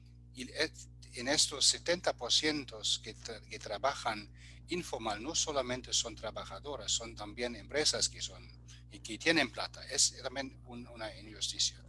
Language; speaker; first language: Spanish; non-native, fluent; German